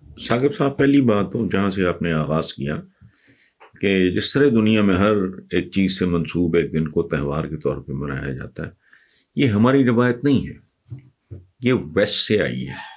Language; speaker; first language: Urdu; non-native, local second language; Punjabi